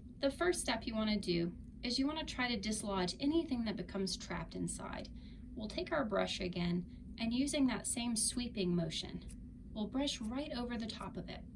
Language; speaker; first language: English; native; English